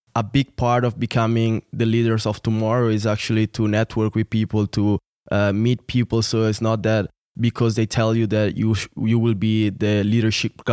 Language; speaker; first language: English; non-native, fluent; Italian